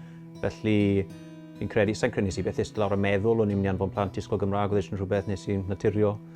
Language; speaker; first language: Welsh; native; Welsh